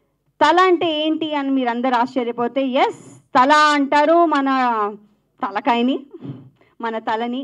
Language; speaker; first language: Telugu; native; Telugu